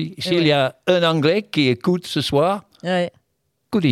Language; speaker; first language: French; non-native, fluent; English